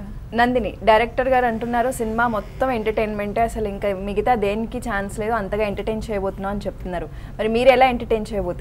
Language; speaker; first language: Telugu; native; Telugu